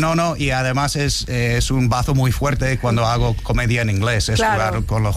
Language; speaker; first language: Spanish; non-native, fluent; English